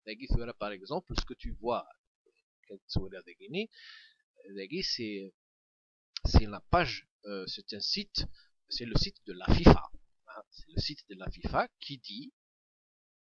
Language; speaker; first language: French; non-native, local second language; Kabyle